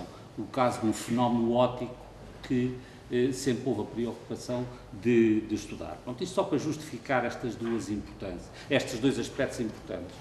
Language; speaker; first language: Portuguese; native; Portuguese